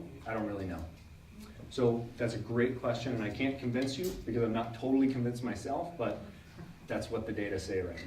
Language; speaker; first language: English; native; English